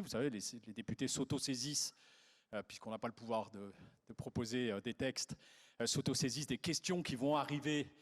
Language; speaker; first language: French; native; French